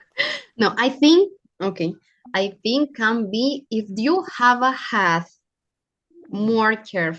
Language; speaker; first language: English; non-native, learner; Spanish